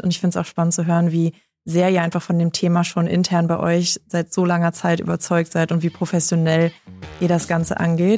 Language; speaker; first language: German; native; German